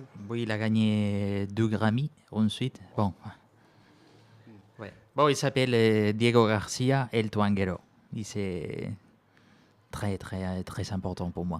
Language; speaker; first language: French; non-native, fluent; Spanish